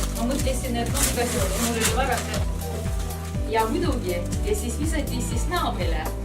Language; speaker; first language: Estonian; non-native, local second language; Russian